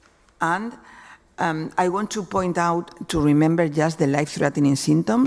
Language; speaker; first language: English; non-native, fluent; Spanish